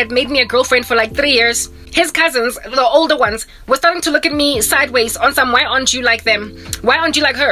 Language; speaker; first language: English; non-native, local second language; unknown